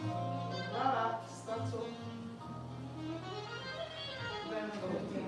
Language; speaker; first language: Dutch; non-native, learner; English